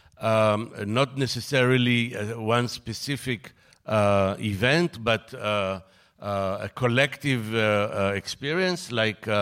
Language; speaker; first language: English; non-native, fluent; Hebrew